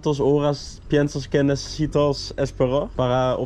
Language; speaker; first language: Spanish; non-native, learner; Dutch